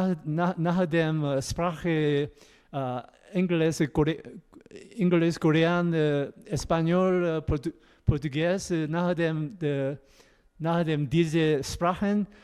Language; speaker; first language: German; non-native, learner; Korean